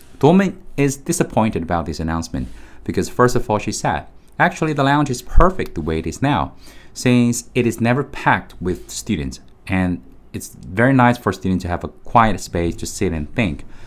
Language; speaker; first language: English; non-native, fluent; Chinese